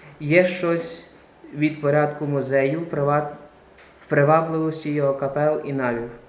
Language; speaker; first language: Ukrainian; native; Ukrainian